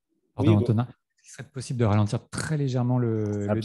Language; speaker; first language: French; native; French